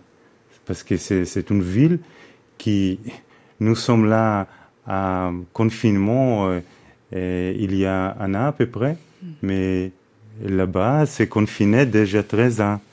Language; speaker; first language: French; non-native, fluent; Hebrew